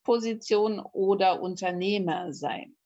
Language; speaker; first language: German; native; German